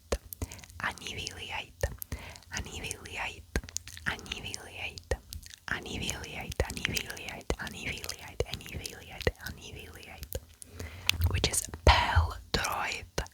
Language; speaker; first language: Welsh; non-native, local second language; English